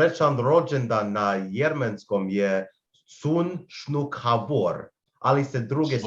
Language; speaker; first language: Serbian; non-native, learner; English